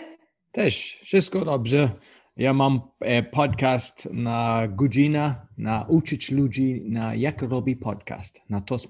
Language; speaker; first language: Polish; non-native, learner; English